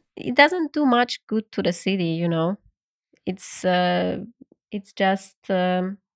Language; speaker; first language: English; non-native, fluent; Polish